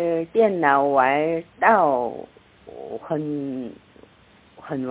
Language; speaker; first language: Chinese; non-native, learner; Korean